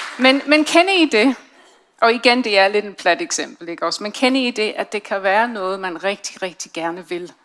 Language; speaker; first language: Danish; non-native, fluent; English